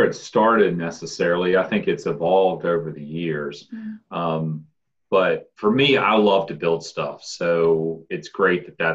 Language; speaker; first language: English; native; English